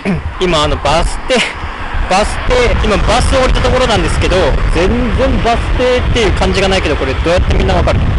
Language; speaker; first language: Japanese; native; Japanese